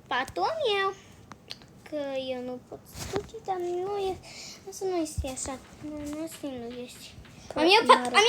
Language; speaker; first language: Romanian; early bilingual, heritage; Romanian